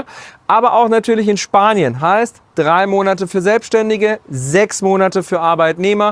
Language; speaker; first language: German; native; German